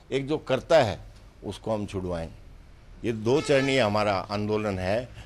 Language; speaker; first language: Hindi; native; Hindi